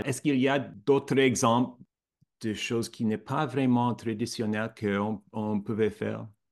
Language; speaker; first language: French; non-native, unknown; English